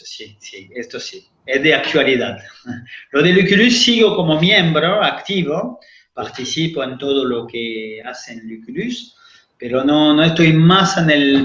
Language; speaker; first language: Spanish; non-native, fluent; French